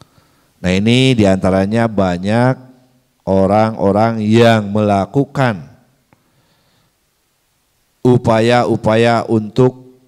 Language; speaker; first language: Indonesian; native; Indonesian